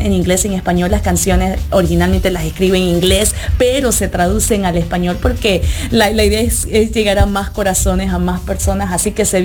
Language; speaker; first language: Spanish; early bilingual, heritage; Spanish